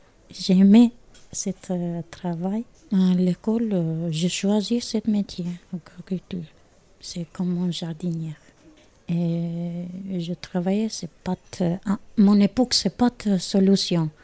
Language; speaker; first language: French; non-native, learner; Albanian